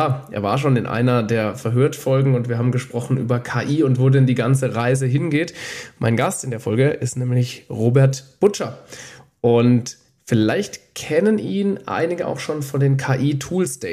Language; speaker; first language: German; native; German